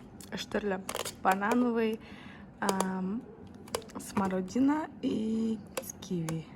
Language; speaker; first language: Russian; non-native, local second language; Kazakh